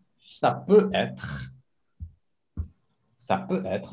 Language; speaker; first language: French; non-native, fluent; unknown